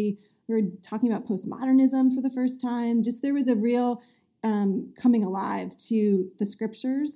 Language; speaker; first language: English; native; English